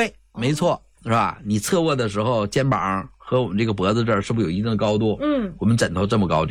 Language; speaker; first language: Chinese; native; Chinese